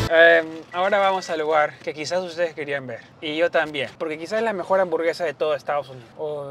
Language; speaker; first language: Spanish; native; Spanish